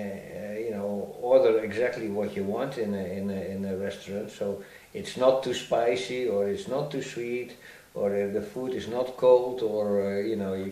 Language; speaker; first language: English; non-native, fluent; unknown